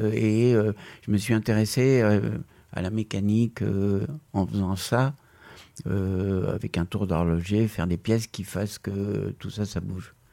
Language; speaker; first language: French; non-native, fluent; Spanish